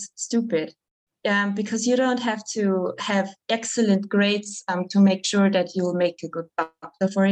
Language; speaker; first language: English; non-native, fluent; German